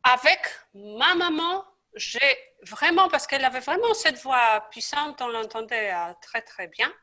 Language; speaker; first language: French; non-native, fluent; Polish